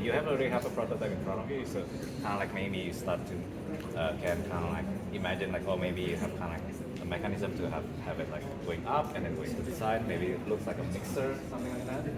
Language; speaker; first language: English; non-native, fluent; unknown